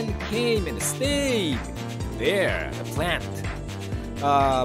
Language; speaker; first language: English; non-native, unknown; Japanese